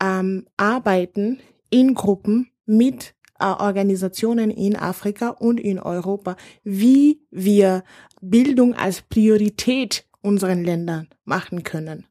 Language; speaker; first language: German; non-native, fluent; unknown